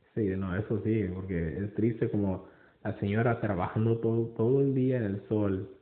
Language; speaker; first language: Spanish; early bilingual, heritage; Spanish